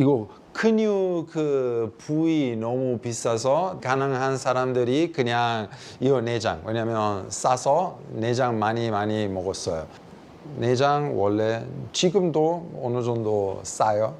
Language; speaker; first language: Korean; early bilingual, heritage; Italian